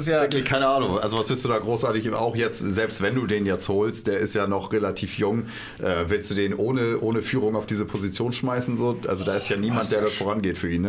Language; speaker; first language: German; native; German